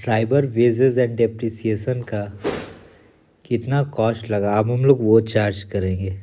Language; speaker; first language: Hindi; native; Hindi